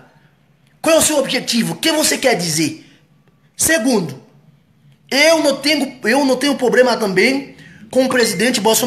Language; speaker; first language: Portuguese; non-native, fluent; Haitian Creole